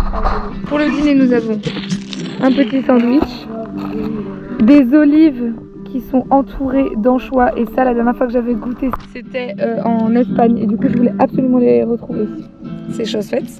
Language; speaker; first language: French; native; French